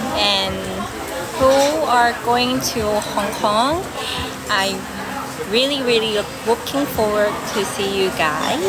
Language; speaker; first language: English; non-native, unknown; Thai